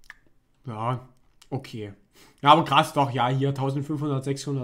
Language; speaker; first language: German; native; German